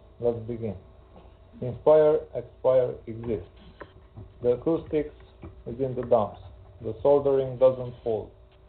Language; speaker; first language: English; non-native, fluent; Hungarian